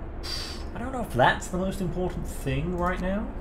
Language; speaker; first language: English; native; English